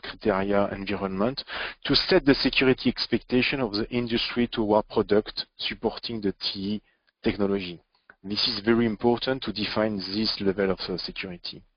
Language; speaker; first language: English; non-native, fluent; French